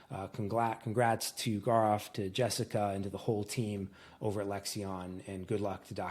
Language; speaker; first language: English; native; English